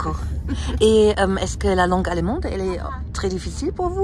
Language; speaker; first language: French; non-native, fluent; German